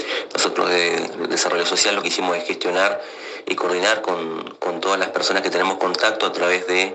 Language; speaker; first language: Spanish; native; Spanish